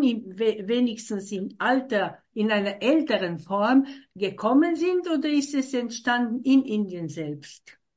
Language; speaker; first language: German; non-native, fluent; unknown